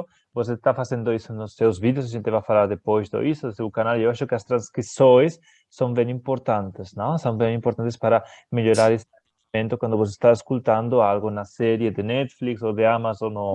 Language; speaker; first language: Portuguese; non-native, fluent; Spanish